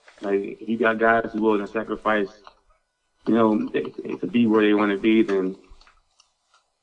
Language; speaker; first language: English; native; English